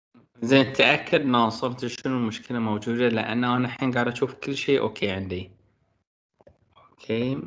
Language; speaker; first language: Arabic; native; Arabic